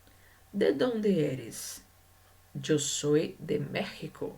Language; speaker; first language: Spanish; non-native, learner; Portuguese